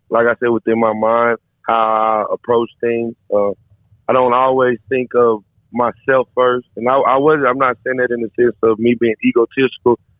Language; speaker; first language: English; native; English